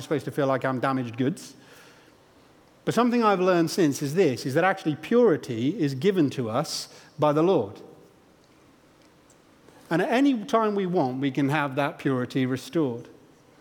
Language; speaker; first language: English; native; English